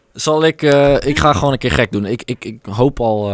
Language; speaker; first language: Dutch; native; Dutch